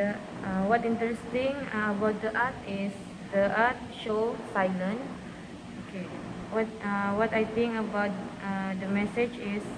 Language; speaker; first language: English; non-native, learner; Malay